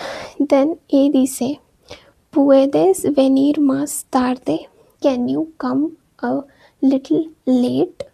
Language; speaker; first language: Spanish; non-native, fluent; Hindi